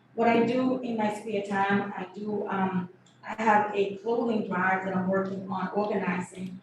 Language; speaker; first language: English; early bilingual, other home language; Kabuverdianu